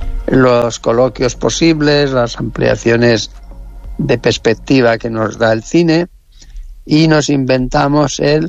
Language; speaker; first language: Spanish; native; Spanish